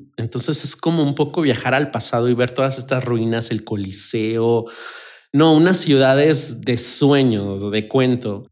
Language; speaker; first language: Spanish; native; Spanish